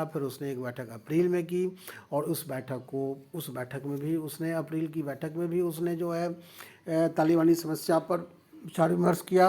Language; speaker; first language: Hindi; native; Hindi